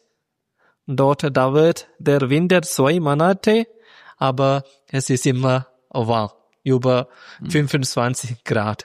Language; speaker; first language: German; non-native, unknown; Malayalam